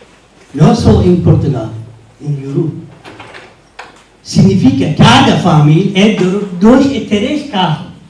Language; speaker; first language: Portuguese; non-native, learner; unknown